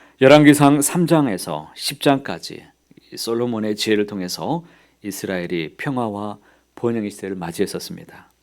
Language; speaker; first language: Korean; native; Korean